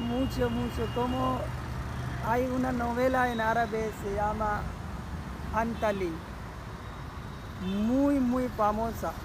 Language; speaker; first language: Spanish; non-native, learner; Urdu